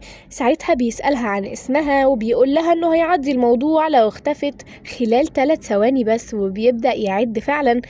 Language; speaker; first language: Arabic; native; Arabic